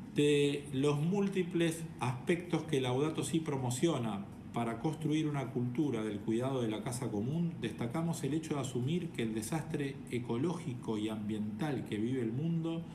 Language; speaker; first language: Spanish; native; Spanish